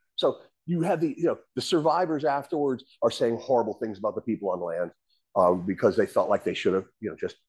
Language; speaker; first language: English; native; English